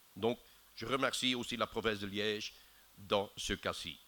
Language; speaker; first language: French; non-native, local second language; Dutch